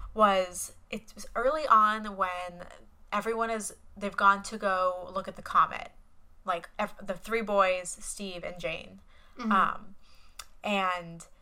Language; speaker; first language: English; native; English